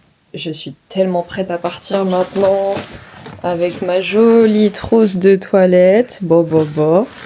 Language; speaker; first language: French; native; French